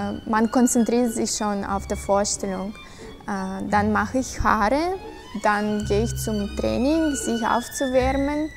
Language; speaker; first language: German; non-native, fluent; Russian